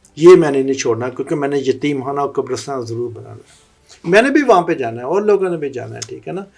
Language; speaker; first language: Urdu; non-native, local second language; Punjabi